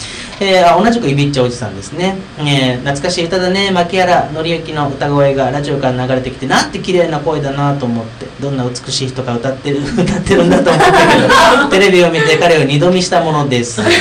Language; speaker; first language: Japanese; native; Japanese